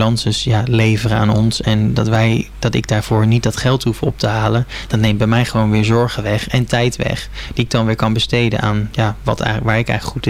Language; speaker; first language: Dutch; native; Dutch